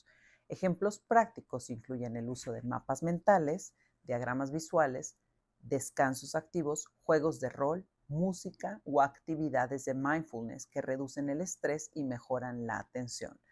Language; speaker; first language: Spanish; native; Spanish